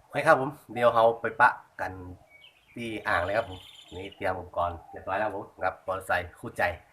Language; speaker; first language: Thai; native; Thai